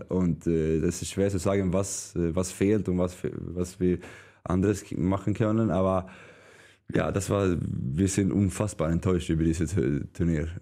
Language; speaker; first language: German; non-native, learner; Swedish